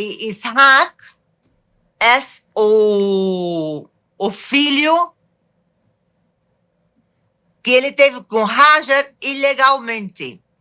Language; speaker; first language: Portuguese; non-native, fluent; Arabic